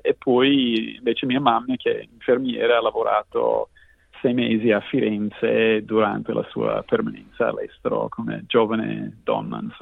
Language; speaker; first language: Italian; non-native, fluent; English